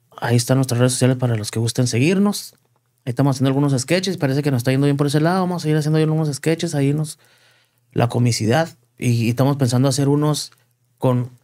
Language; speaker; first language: Spanish; native; Spanish